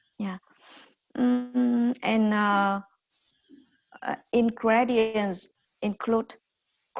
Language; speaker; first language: English; non-native, learner; Vietnamese